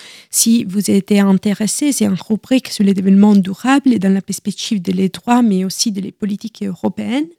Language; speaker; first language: French; non-native, learner; Italian